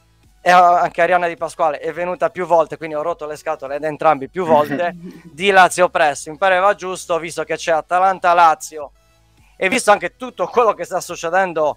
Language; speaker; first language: Italian; native; Italian